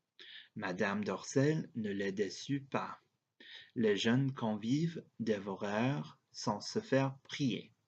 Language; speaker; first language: French; non-native, learner; English